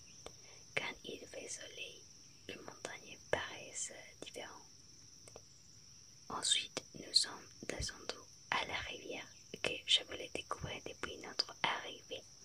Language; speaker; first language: French; non-native, fluent; Spanish